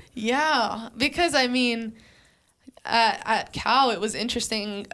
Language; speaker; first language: English; native; English